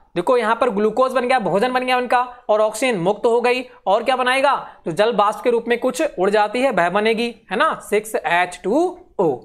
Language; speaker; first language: Hindi; native; Hindi